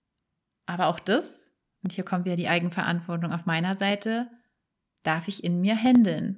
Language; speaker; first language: German; native; German